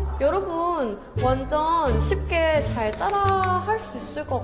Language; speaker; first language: Korean; non-native, fluent; Thai